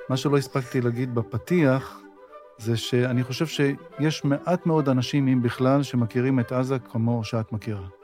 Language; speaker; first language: Hebrew; native; Hebrew